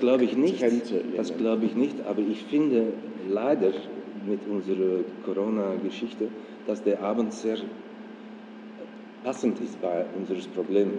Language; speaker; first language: German; non-native, fluent; Dutch